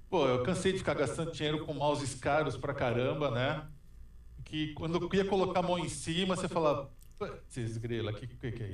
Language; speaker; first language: Portuguese; native; Portuguese